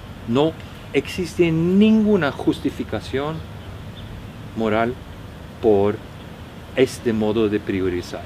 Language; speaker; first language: Spanish; non-native, fluent; Norwegian